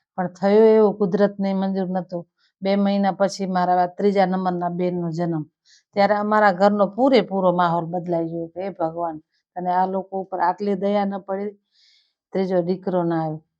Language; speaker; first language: Gujarati; native; Gujarati